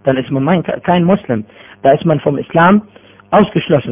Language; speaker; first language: German; non-native, fluent; Arabic